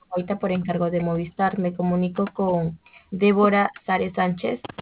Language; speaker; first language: Spanish; native; Spanish